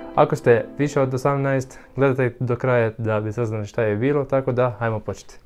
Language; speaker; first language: Croatian; non-native, fluent; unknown